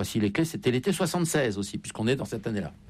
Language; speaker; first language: French; native; French